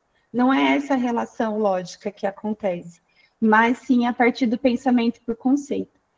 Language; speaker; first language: Portuguese; native; Portuguese